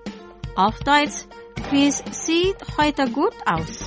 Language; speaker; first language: German; non-native, fluent; Indonesian